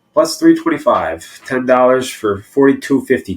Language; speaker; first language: English; native; English